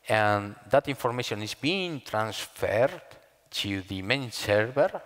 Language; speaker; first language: English; non-native, fluent; Spanish